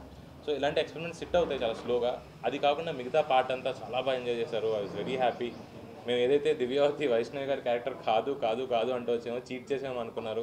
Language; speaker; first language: Telugu; native; Telugu